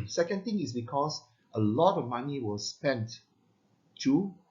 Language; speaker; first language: English; non-native, local second language; Malay